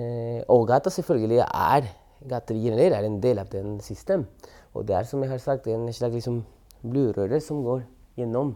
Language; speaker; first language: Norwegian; non-native, fluent; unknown